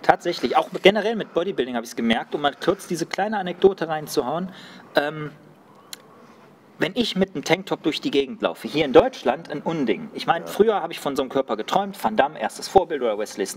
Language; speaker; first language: German; native; German